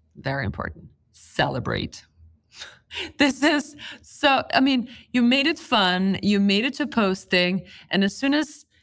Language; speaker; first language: English; non-native, fluent; Lithuanian